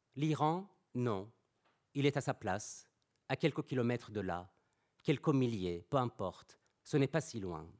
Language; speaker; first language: French; non-native, fluent; Persian